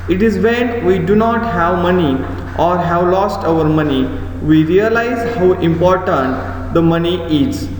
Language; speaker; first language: English; non-native, local second language; Marathi